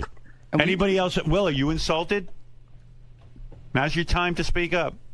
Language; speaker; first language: English; native; English